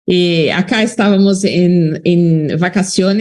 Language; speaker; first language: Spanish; non-native, fluent; Portuguese